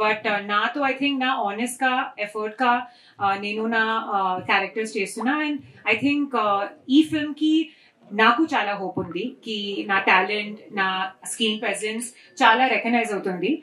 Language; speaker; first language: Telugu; non-native, learner; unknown